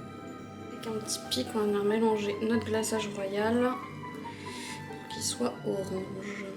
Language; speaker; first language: French; native; French